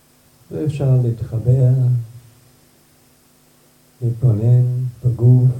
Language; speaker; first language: Hebrew; non-native, fluent; English